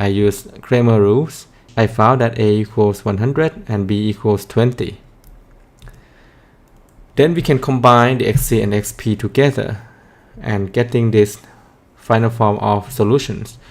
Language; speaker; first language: English; non-native, fluent; Thai